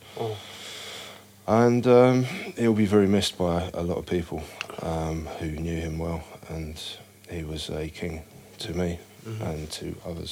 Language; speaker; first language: English; native; English